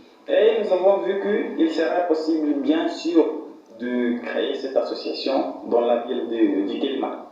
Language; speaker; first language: French; non-native, fluent; Portuguese